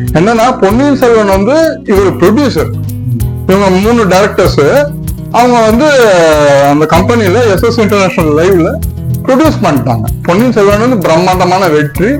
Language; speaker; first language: Tamil; native; Tamil